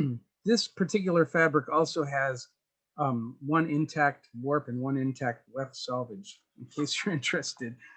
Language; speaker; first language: English; native; English